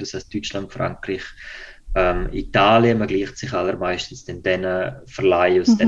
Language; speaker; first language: German; native; German